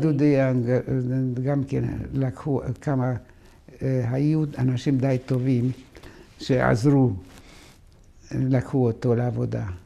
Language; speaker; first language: Hebrew; non-native, fluent; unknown